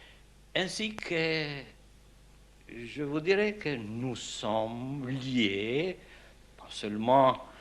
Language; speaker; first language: French; non-native, fluent; Albanian